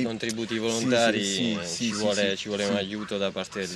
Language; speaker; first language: Italian; native; Italian